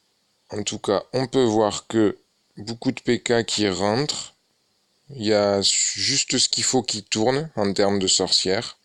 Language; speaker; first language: French; native; French